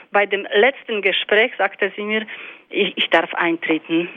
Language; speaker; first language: German; non-native, fluent; Polish